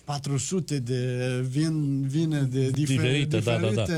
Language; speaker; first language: Romanian; non-native, learner; French